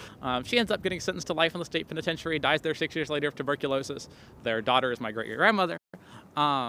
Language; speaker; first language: English; native; English